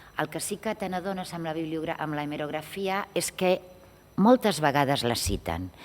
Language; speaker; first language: Catalan; non-native, local second language; Spanish